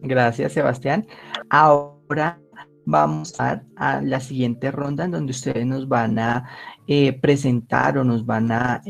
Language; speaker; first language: Spanish; native; Spanish